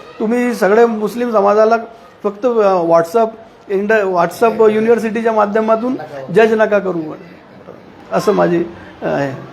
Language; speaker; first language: Marathi; non-native, local second language; Urdu